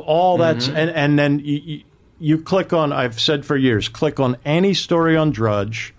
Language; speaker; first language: English; native; English